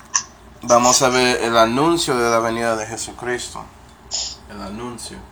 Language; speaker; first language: Spanish; non-native, fluent; English